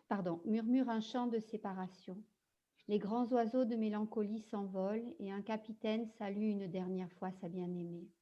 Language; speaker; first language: French; native; French